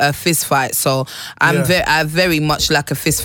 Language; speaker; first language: English; native; English